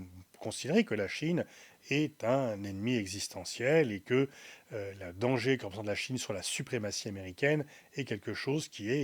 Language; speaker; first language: French; native; French